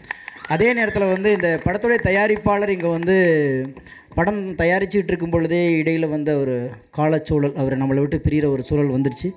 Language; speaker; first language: Tamil; native; Tamil